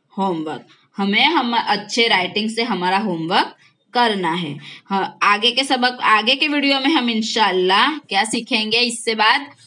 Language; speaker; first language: Hindi; non-native, local second language; Gujarati